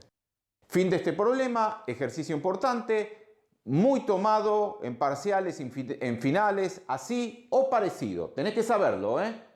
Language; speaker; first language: Spanish; native; Spanish